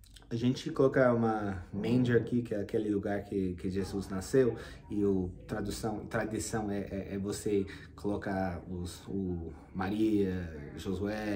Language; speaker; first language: Portuguese; non-native, fluent; English